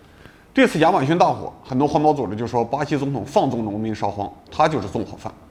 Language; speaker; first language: Chinese; native; Chinese